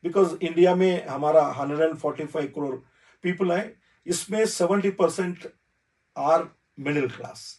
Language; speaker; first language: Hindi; non-native, learner; Telugu